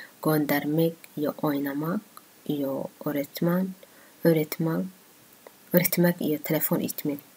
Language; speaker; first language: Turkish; non-native, learner; Somali